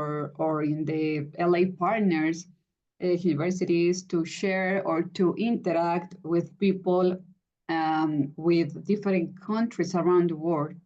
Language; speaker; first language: English; non-native, fluent; Spanish